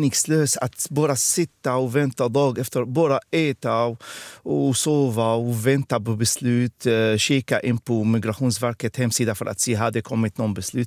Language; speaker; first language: Swedish; non-native, fluent; Arabic